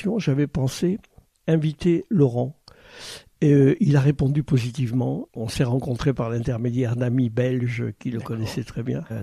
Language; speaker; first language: French; native; French